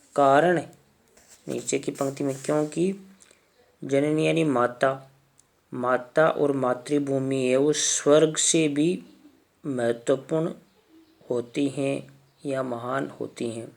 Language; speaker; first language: Hindi; native; Hindi